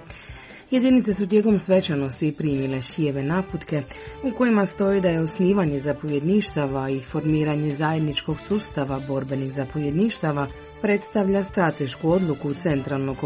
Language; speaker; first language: Croatian; native; Croatian